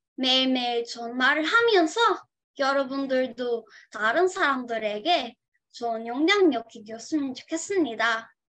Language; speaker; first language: Korean; non-native, learner; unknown